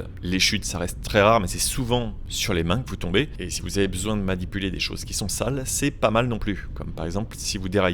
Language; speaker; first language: French; native; French